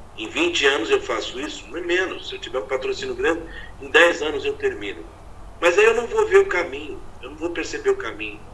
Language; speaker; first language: Portuguese; native; Portuguese